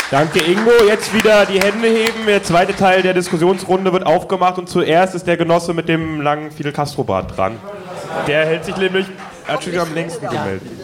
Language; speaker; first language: German; native; German